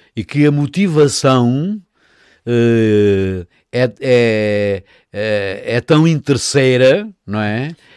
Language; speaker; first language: Portuguese; native; Portuguese